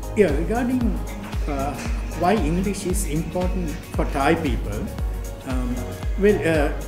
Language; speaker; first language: English; non-native, local second language; Sinhala